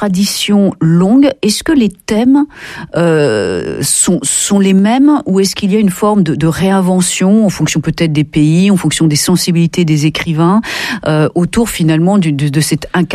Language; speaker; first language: French; native; French